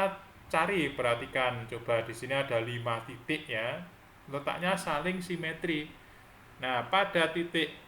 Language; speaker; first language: Indonesian; native; Indonesian